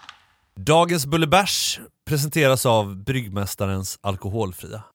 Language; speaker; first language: Swedish; native; Swedish